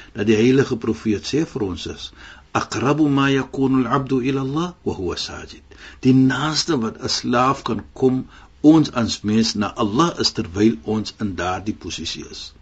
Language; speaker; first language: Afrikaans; non-native, fluent; Arabic